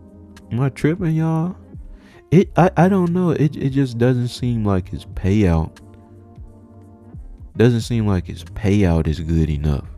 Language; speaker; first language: English; native; English